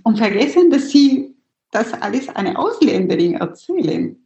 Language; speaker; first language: German; non-native, fluent; Spanish